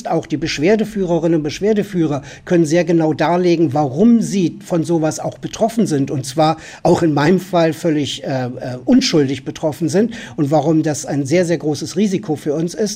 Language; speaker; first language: German; native; German